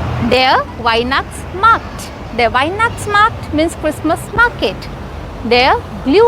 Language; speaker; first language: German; non-native, fluent; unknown